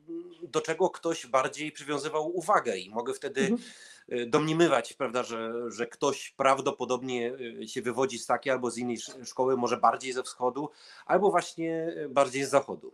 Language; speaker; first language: Polish; early bilingual, heritage; Polish